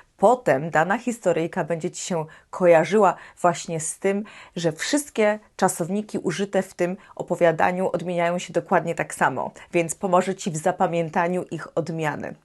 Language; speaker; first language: Polish; native; Polish